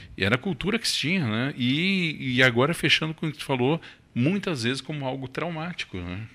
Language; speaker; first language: Portuguese; native; Portuguese